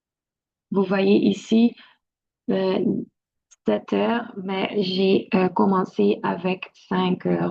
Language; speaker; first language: French; non-native, local second language; Dutch